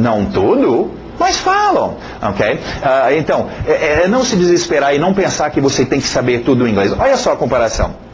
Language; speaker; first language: Portuguese; non-native, fluent; English